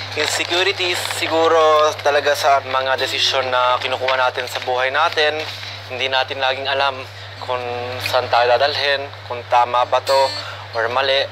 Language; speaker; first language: Filipino; native; Filipino